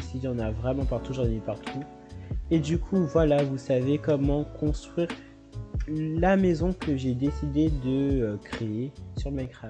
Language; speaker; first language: French; native; French